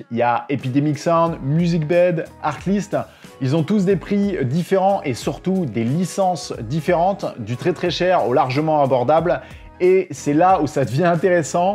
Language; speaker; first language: French; native; French